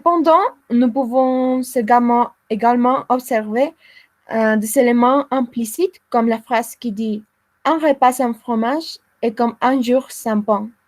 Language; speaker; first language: French; non-native, learner; Spanish